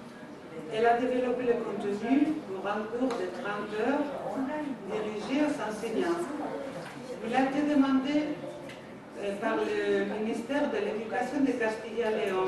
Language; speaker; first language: French; non-native, fluent; Spanish